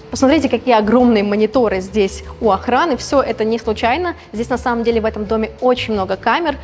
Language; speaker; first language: Russian; native; Russian